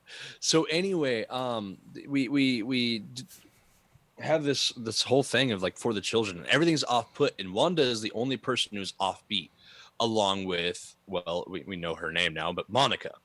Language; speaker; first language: English; native; English